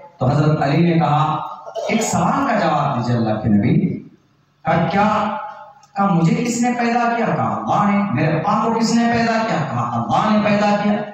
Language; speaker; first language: Urdu; native; Urdu